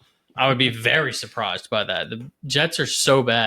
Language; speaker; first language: English; native; English